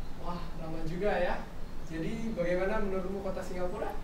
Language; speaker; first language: Indonesian; non-native, learner; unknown